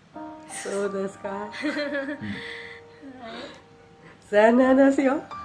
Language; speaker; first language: Japanese; non-native, learner; Burmese